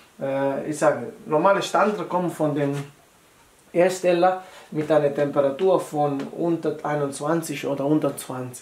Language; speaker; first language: German; non-native, fluent; Italian